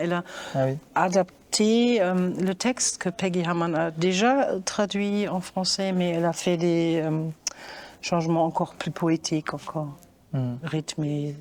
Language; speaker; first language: French; non-native, fluent; German